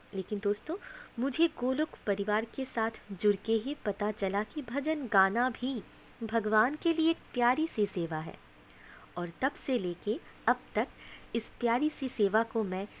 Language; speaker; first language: Hindi; non-native, local second language; Bangla